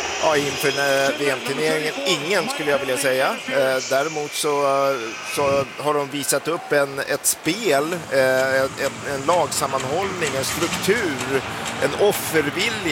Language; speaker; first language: Swedish; native; Swedish